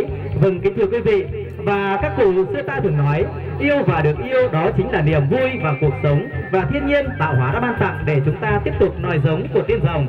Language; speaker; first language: Vietnamese; native; Vietnamese